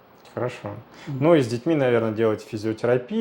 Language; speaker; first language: Russian; native; Russian